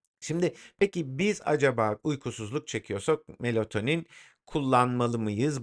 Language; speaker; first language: Turkish; native; Turkish